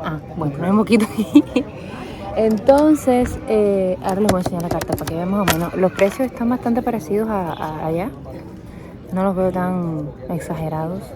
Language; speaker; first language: Spanish; native; Spanish